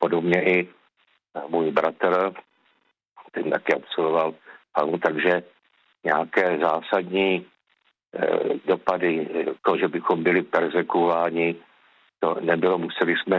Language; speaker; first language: Czech; native; Czech